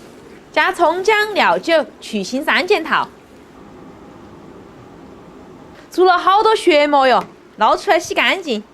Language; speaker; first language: Chinese; native; Chinese